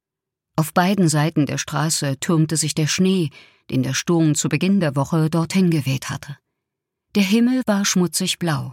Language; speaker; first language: German; native; German